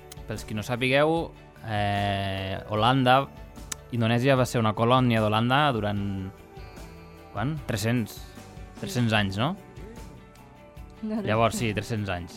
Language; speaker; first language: Catalan; native; Catalan